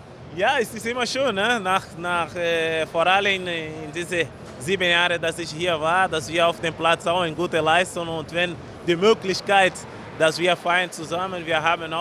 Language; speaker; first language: German; non-native, learner; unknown